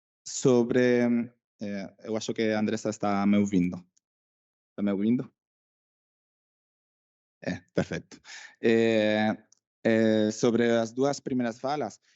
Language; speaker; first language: Portuguese; non-native, fluent; Spanish